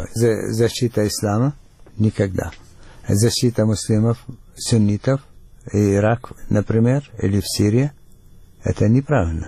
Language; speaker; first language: Russian; non-native, fluent; Arabic